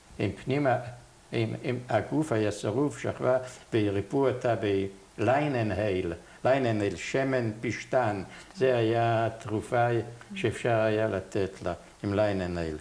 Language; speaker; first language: Hebrew; non-native, fluent; Yiddish